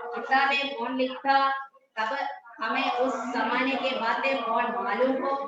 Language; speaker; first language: Hindi; non-native, local second language; Malayalam